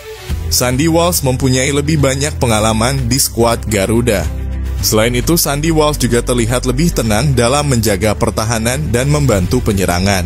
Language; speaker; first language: Indonesian; native; Indonesian